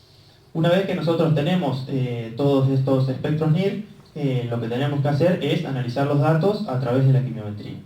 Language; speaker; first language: Spanish; native; Spanish